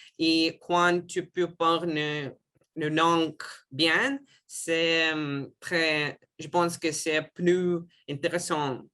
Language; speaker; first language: French; non-native, learner; Russian